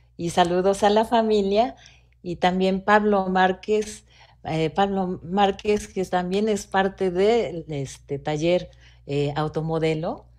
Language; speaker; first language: Spanish; non-native, fluent; Japanese